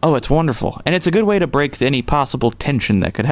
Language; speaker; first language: English; native; English